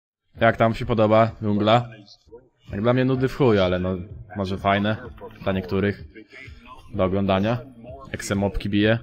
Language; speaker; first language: Polish; native; Polish